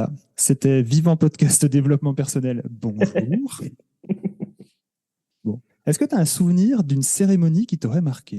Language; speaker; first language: French; native; French